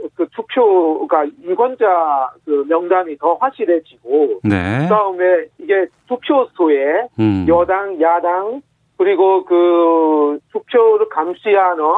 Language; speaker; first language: Korean; non-native, fluent; Burmese